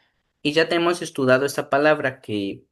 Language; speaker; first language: Spanish; non-native, learner; Portuguese